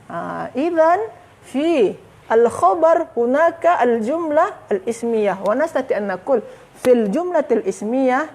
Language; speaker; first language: Arabic; non-native, fluent; Malay